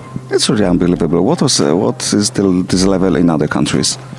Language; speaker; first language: English; non-native, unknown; Polish